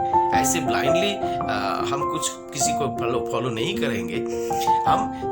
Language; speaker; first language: Hindi; non-native, local second language; Bangla